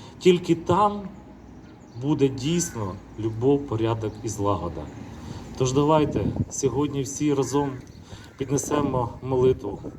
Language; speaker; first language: Ukrainian; native; Ukrainian